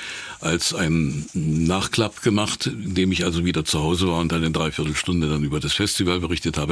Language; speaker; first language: German; native; German